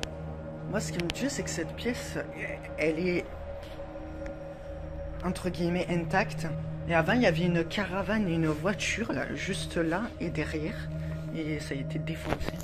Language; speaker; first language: French; native; French